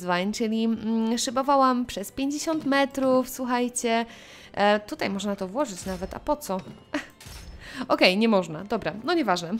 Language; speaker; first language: Polish; native; Polish